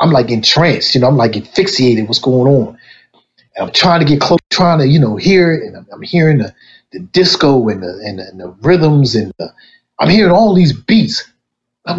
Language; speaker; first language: English; native; English